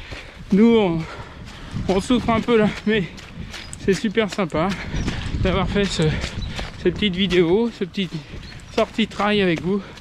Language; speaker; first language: French; native; French